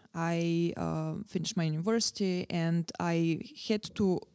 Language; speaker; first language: English; non-native, fluent; Bulgarian